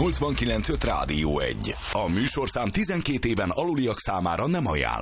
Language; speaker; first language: Hungarian; native; Hungarian